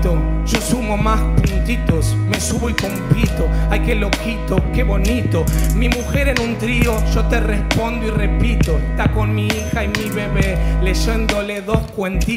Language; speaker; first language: Spanish; native; Spanish